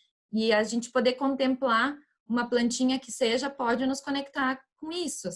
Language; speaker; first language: Portuguese; native; Portuguese